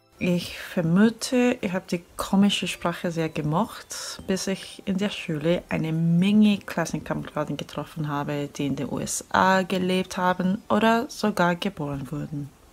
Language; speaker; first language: German; non-native, fluent; Korean